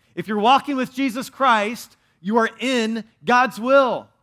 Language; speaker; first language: English; native; English